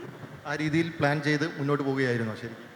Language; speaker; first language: Malayalam; native; Malayalam